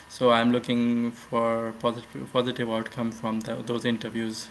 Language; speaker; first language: English; non-native, local second language; Hindi